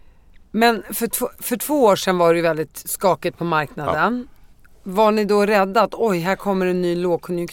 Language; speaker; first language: Swedish; native; Swedish